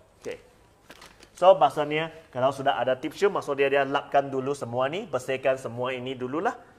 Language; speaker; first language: Malay; non-native, local second language; Chinese